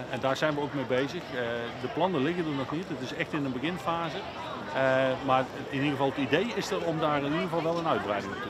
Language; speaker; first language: Dutch; native; Dutch